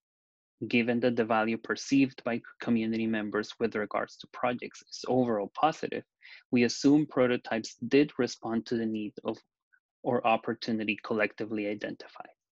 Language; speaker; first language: English; non-native, fluent; Spanish